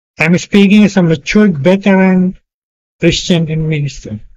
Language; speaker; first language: English; non-native, local second language; Filipino